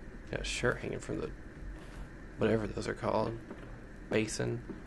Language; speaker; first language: English; native; English